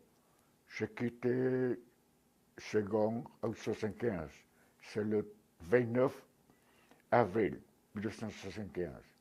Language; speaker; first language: French; non-native, fluent; Vietnamese